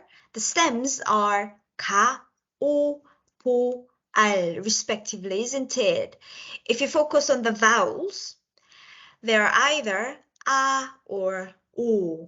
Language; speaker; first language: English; non-native, local second language; Korean